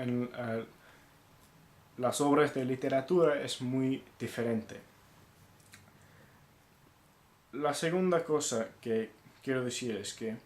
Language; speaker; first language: Spanish; non-native, fluent; English